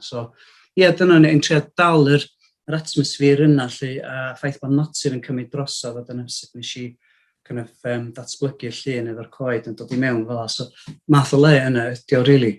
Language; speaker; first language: Welsh; native; Welsh